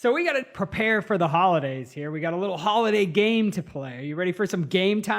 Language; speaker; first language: English; native; English